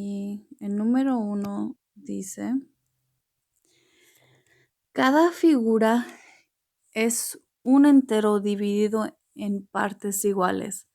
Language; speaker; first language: Spanish; early bilingual, heritage; Spanish